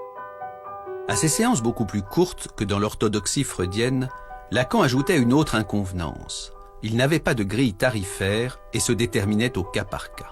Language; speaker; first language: French; native; French